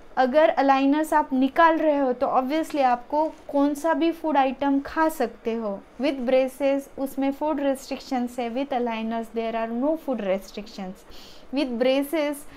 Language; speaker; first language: Hindi; non-native, local second language; Marathi